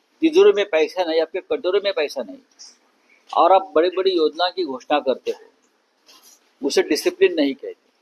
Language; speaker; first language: Hindi; non-native, local second language; Marathi